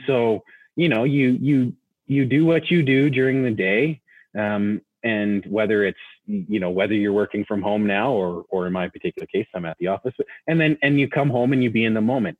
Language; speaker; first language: English; native; English